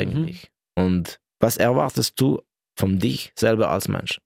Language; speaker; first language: German; non-native, local second language; French